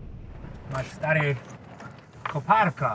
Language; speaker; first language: Polish; non-native, learner; English